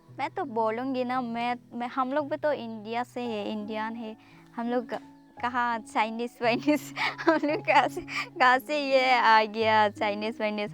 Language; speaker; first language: Hindi; non-native, local second language; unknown